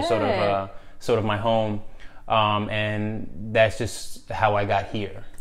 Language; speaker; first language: English; native; English